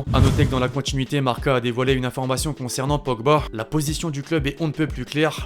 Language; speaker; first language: French; native; French